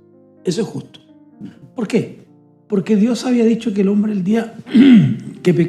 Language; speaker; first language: Spanish; native; Spanish